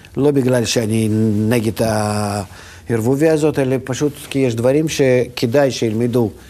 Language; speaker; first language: Hebrew; non-native, fluent; Russian